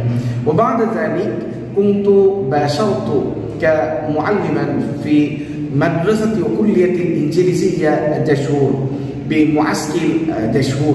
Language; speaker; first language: Arabic; non-native, fluent; Bangla